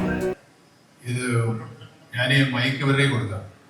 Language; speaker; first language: Malayalam; native; Malayalam